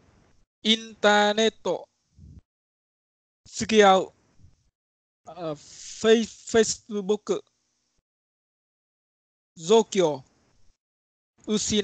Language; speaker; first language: Japanese; non-native, learner; Vietnamese